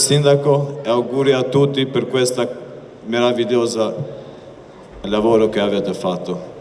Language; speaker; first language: Italian; non-native, learner; Albanian